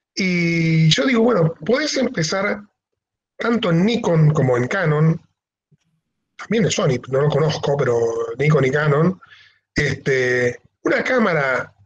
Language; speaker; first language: Spanish; native; Spanish